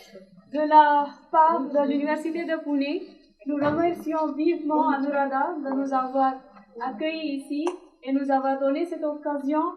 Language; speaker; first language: French; non-native, learner; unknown